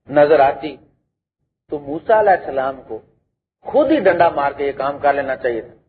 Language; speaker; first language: Urdu; non-native, local second language; Punjabi